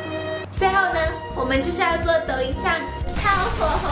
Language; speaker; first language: Chinese; native; Chinese